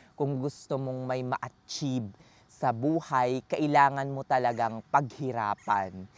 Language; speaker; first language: Filipino; native; Filipino